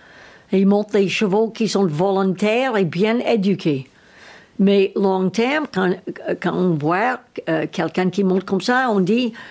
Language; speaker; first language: French; non-native, learner; English